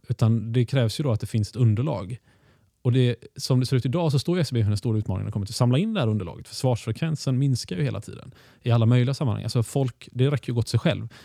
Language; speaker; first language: Swedish; native; Swedish